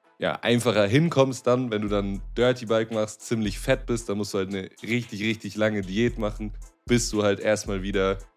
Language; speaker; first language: German; native; German